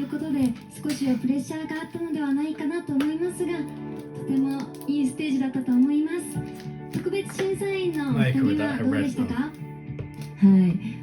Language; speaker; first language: Japanese; native; Japanese